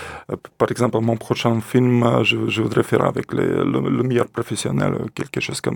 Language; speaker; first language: French; non-native, learner; Russian